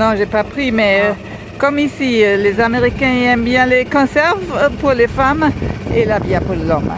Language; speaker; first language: French; non-native, fluent; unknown